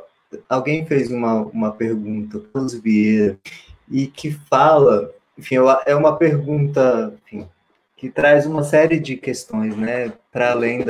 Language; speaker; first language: Portuguese; native; Portuguese